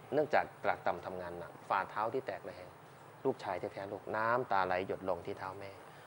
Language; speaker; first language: Thai; native; Thai